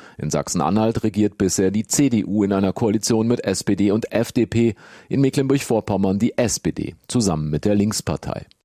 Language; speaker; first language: German; native; German